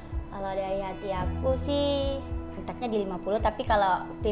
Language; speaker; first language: Indonesian; native; Indonesian